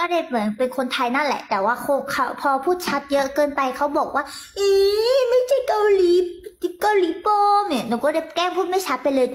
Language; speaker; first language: Thai; early bilingual, other home language; Korean